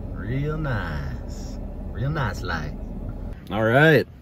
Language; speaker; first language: English; native; English